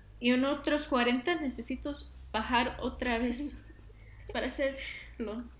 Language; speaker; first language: Spanish; early bilingual, heritage; Spanish